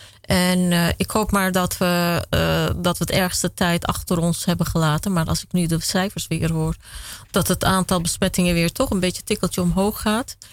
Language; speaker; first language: Dutch; early bilingual, other home language; Kurdish